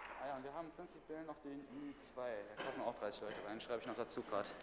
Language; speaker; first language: German; native; German